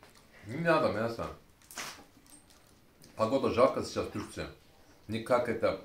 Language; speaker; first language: Russian; non-native, learner; Turkish